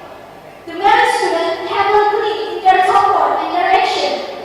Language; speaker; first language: English; non-native, learner; Indonesian